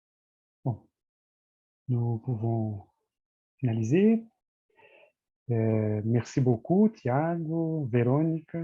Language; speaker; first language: French; non-native, fluent; Portuguese